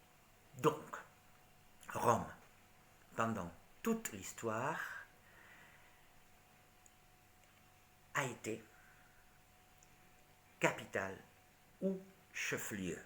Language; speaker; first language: French; non-native, learner; Italian